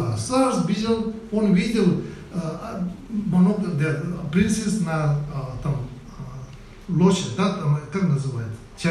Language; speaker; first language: Russian; non-native, learner; Tibetan